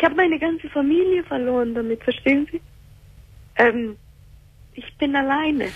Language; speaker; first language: German; early bilingual, other home language; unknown